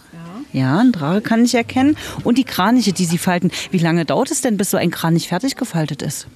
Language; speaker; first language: German; native; German